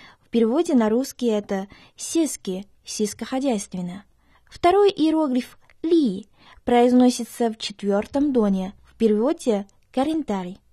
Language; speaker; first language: Russian; non-native, fluent; Chinese